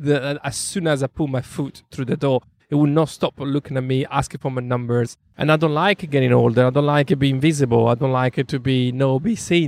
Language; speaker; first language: English; non-native, fluent; Italian